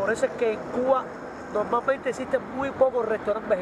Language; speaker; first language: Spanish; native; Spanish